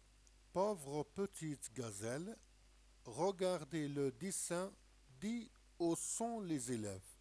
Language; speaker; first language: French; non-native, local second language; Arabic